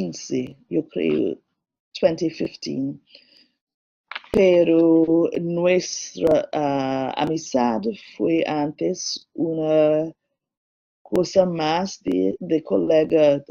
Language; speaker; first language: Spanish; non-native, learner; English